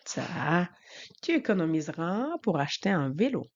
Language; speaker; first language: French; non-native, fluent; Mongolian